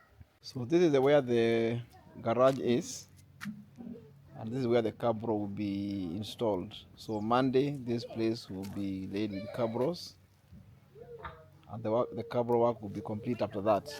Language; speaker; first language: English; non-native, local second language; Swahili